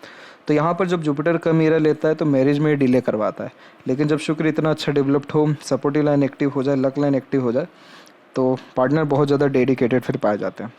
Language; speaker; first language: Hindi; native; Hindi